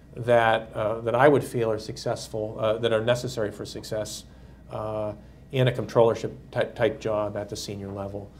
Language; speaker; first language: English; native; English